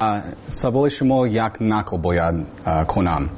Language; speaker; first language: Persian; non-native, learner; English